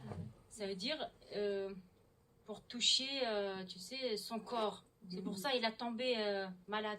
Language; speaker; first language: French; non-native, learner; Mongolian